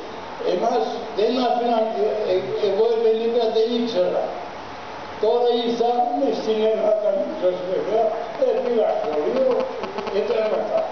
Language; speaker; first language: Greek; early bilingual, other home language; Turkish